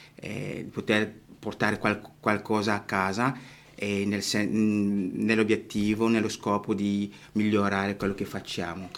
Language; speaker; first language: Italian; non-native, fluent; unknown